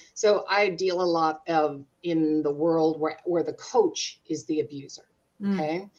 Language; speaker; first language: English; native; English